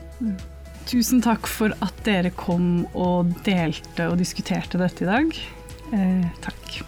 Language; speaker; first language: Norwegian; native; Norwegian